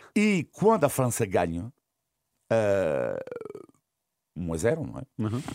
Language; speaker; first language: Portuguese; non-native, fluent; French